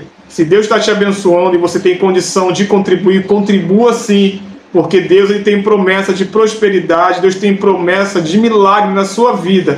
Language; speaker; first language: Portuguese; native; Portuguese